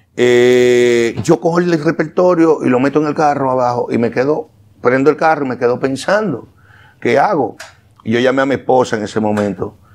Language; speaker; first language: Spanish; native; Spanish